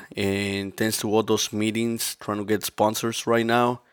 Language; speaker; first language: English; early bilingual, other home language; Spanish